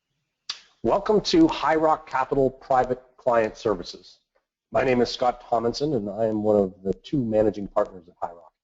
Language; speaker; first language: English; native; English